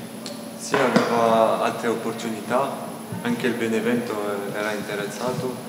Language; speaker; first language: Italian; non-native, learner; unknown